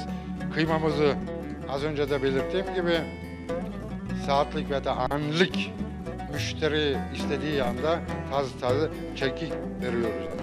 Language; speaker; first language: Turkish; native; Turkish